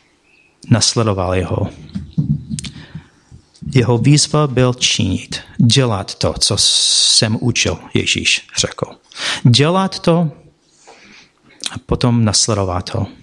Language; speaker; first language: Czech; non-native, fluent; English